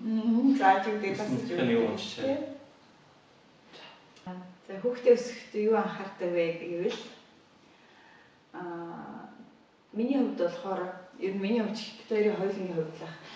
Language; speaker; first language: Mongolian; native; Mongolian